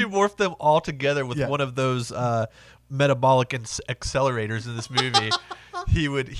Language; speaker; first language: English; native; English